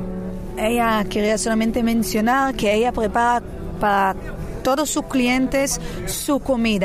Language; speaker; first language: Spanish; non-native, fluent; Hebrew